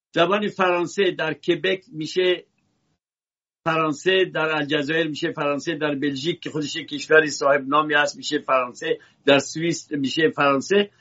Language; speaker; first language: Persian; native; Persian